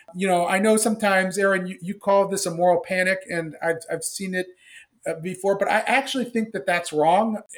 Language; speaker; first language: English; native; English